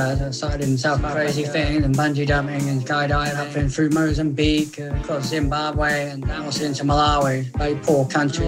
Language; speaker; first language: English; native; English